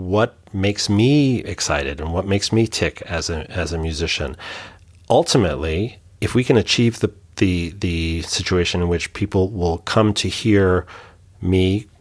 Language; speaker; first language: English; native; English